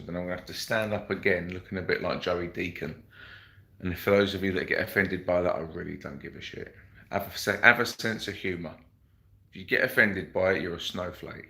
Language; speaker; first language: English; native; English